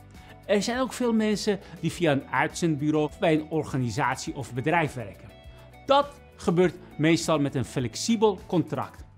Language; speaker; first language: Dutch; non-native, fluent; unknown